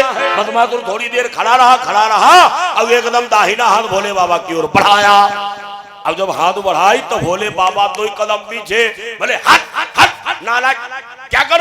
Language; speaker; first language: Hindi; native; Hindi